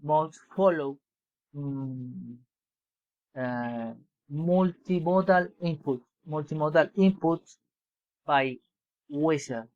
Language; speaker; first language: English; non-native, learner; Spanish